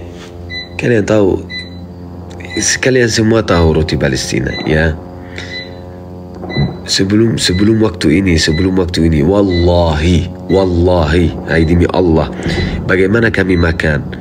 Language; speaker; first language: Indonesian; non-native, fluent; Arabic